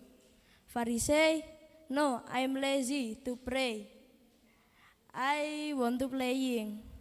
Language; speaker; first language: English; non-native, learner; Indonesian